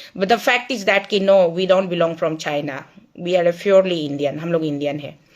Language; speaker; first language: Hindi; non-native, local second language; Nyishi